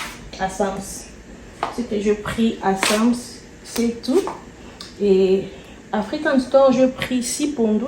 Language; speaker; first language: French; non-native, local second language; Lingala